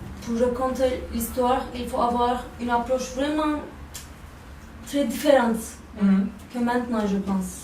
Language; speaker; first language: French; non-native, learner; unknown